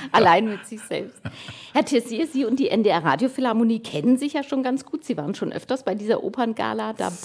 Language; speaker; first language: German; native; German